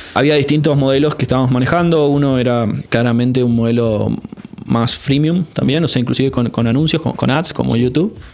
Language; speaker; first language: Spanish; native; Spanish